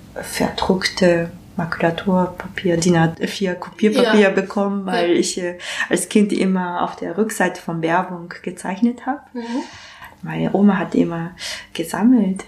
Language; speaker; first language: German; non-native, learner; Japanese